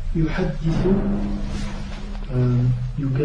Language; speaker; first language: Arabic; non-native, learner; French